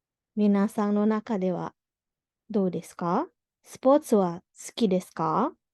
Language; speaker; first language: Japanese; non-native, fluent; Indonesian